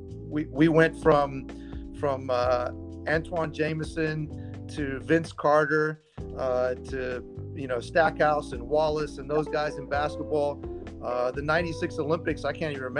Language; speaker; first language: English; native; English